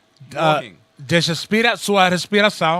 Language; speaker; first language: Portuguese; non-native, learner; Spanish